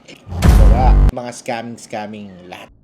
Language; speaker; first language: Filipino; native; Filipino